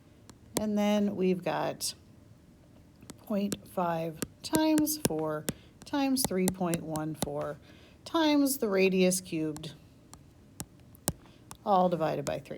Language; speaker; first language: English; native; English